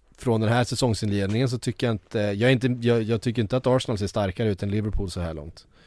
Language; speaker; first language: Swedish; native; Swedish